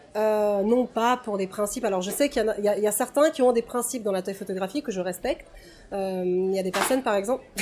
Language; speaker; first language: French; non-native, fluent; Russian